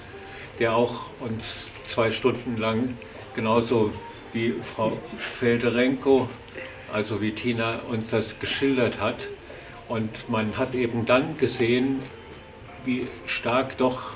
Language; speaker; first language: German; native; German